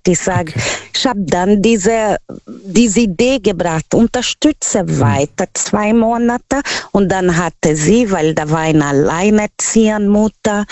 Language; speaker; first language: German; non-native, learner; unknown